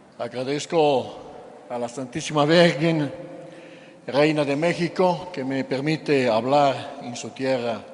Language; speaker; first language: Spanish; non-native, fluent; Italian